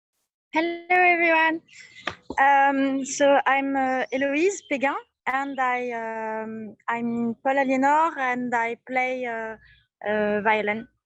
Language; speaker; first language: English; non-native, learner; French